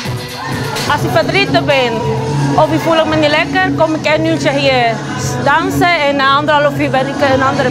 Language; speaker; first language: Dutch; non-native, learner; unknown